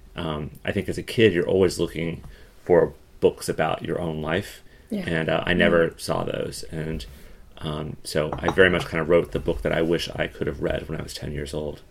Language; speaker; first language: English; native; English